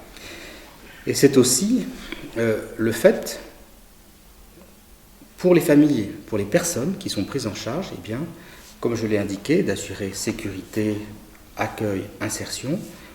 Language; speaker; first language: French; native; French